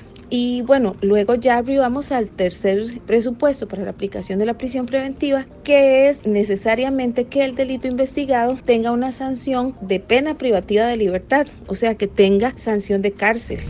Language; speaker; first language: Spanish; native; Spanish